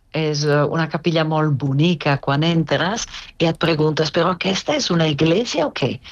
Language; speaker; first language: Catalan; non-native, fluent; Italian